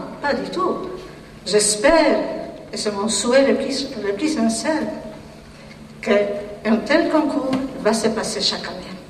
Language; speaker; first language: French; non-native, fluent; Polish